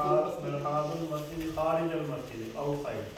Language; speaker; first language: Arabic; non-native, fluent; Urdu